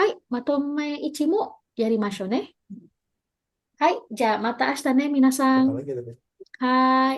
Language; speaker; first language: Japanese; non-native, fluent; Indonesian